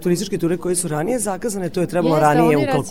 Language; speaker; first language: Serbian; native; Serbian